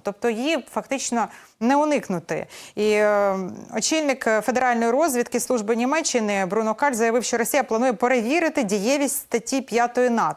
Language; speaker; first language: Ukrainian; native; Ukrainian